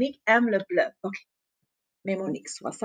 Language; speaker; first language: French; non-native, fluent; English